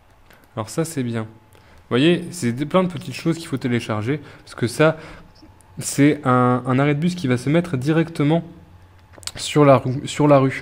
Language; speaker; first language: French; native; French